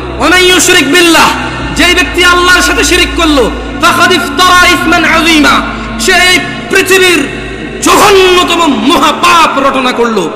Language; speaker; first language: Bangla; early bilingual, heritage; Bangla